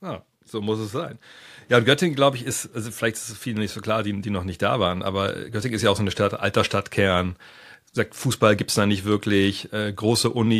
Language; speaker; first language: German; native; German